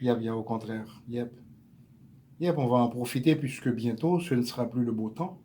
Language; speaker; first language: French; native; French